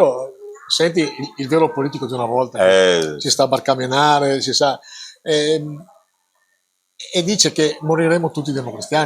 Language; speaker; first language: Italian; native; Italian